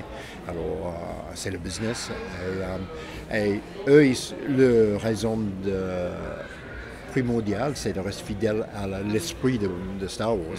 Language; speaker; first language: French; non-native, fluent; English